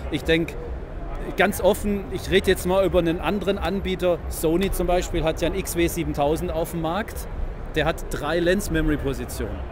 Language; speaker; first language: German; native; German